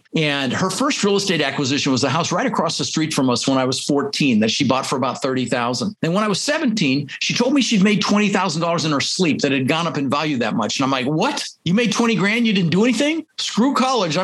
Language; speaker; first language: English; early bilingual, other home language; Dutch